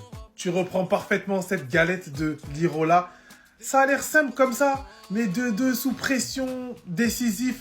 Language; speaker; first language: French; native; French